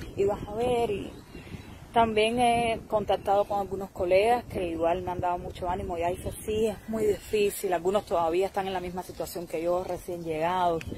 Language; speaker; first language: Spanish; native; Spanish